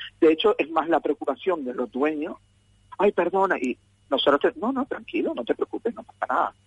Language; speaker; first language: Spanish; native; Spanish